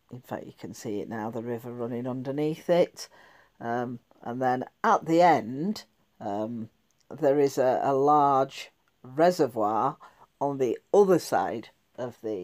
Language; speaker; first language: English; native; English